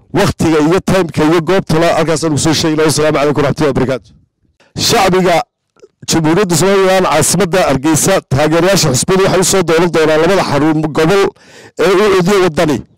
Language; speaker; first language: Somali; native; Somali